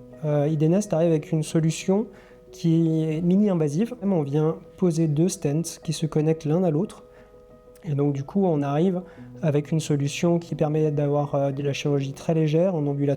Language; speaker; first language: French; native; French